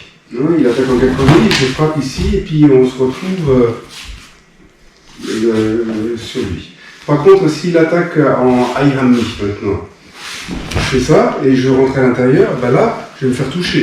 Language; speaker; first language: French; native; French